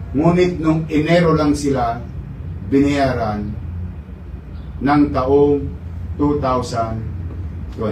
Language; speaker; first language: Filipino; native; Filipino